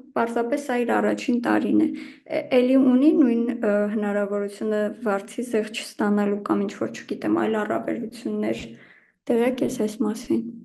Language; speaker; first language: Armenian; native; Armenian